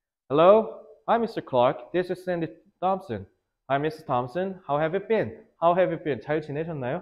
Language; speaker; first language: English; non-native, fluent; Korean